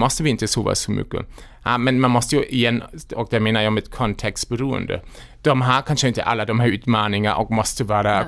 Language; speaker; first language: Swedish; non-native, fluent; German